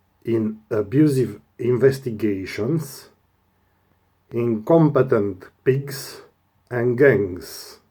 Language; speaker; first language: English; non-native, learner; Romanian